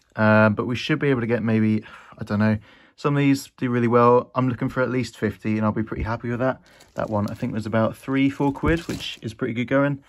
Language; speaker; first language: English; native; English